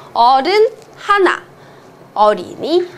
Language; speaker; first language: Korean; non-native, fluent; Chinese